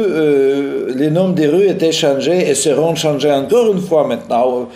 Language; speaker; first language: French; non-native, fluent; Russian